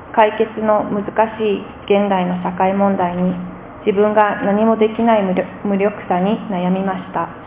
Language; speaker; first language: Japanese; non-native, fluent; English